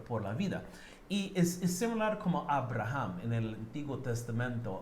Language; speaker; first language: Spanish; non-native, learner; English